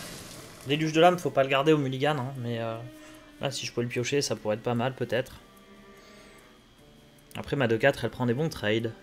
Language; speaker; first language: French; native; French